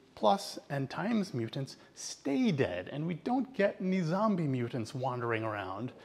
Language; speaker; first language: English; native; English